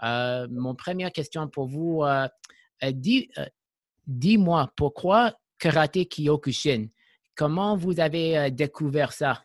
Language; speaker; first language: French; non-native, learner; English